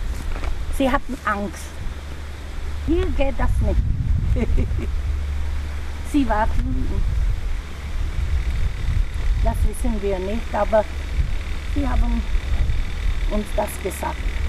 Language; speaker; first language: German; non-native, learner; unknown